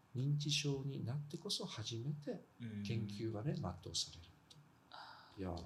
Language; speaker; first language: Japanese; native; Japanese